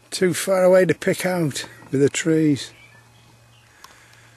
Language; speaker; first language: English; native; English